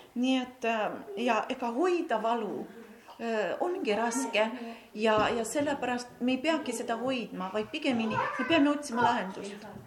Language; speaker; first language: Estonian; non-native, local second language; Russian